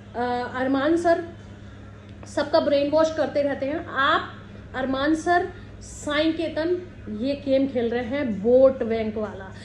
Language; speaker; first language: Hindi; native; Hindi